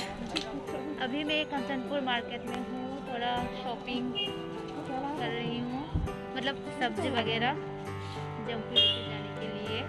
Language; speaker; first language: Hindi; non-native, local second language; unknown